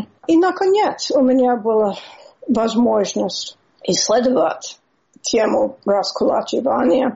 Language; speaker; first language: Russian; non-native, learner; English